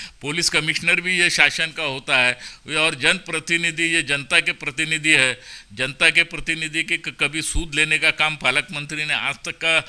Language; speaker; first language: Hindi; non-native, local second language; Marathi